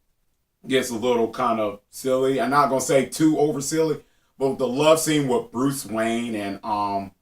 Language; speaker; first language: English; native; English